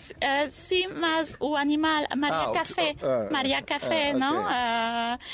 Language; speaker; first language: Portuguese; non-native, fluent; French